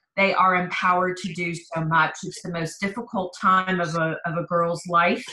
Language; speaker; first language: English; native; English